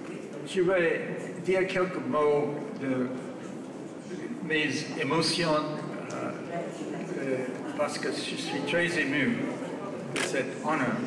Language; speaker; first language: French; non-native, fluent; English